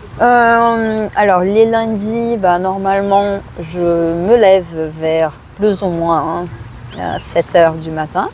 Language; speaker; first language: French; non-native, fluent; Portuguese